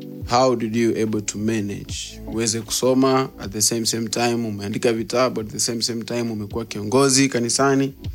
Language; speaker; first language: English; non-native, local second language; Swahili